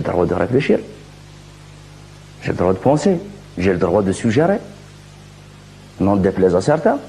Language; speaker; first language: French; non-native, local second language; Kabyle